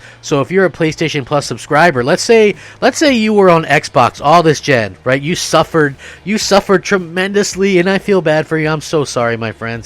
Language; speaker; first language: English; native; English